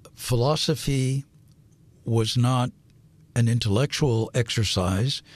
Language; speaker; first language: English; native; English